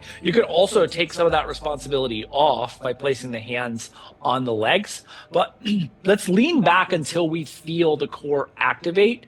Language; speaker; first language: English; native; English